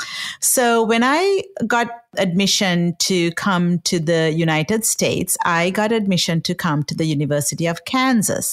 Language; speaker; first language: English; non-native, local second language; Sinhala